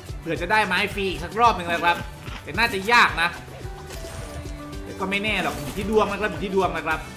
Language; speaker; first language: Thai; native; Thai